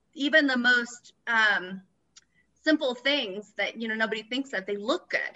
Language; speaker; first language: English; native; English